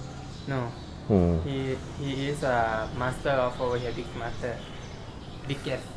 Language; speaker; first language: English; non-native, learner; Thai